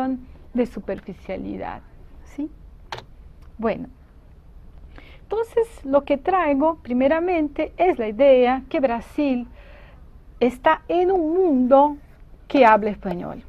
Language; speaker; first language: Spanish; non-native, fluent; Portuguese